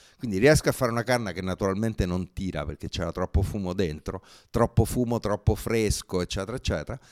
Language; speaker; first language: Italian; native; Italian